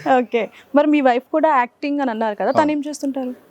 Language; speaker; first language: Telugu; native; Telugu